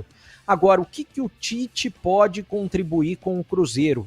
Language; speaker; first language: Portuguese; native; Portuguese